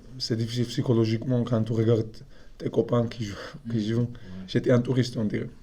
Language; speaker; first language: French; non-native, fluent; Georgian